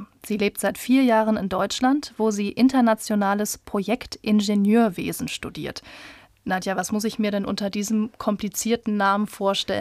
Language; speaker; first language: German; native; German